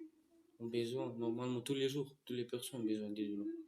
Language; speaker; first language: French; non-native, learner; Romanian